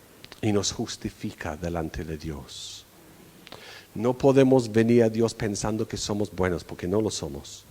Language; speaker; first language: Spanish; non-native, fluent; English